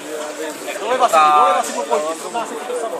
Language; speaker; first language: Czech; native; Czech